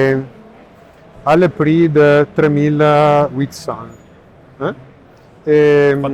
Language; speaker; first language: French; non-native, learner; Italian